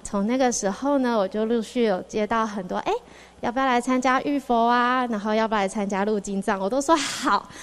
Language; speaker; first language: Chinese; native; Chinese